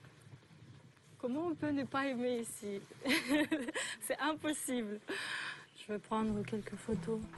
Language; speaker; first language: French; non-native, fluent; Russian